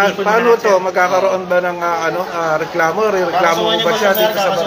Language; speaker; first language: Filipino; native; Filipino